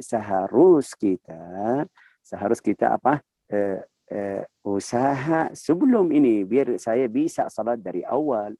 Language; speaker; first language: Indonesian; non-native, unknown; Arabic